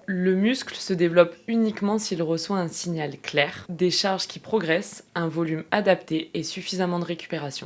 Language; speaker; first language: French; native; French